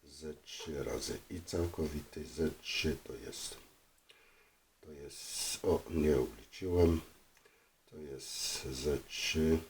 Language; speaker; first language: Polish; non-native, learner; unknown